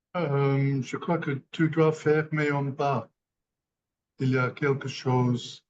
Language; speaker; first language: French; non-native, learner; English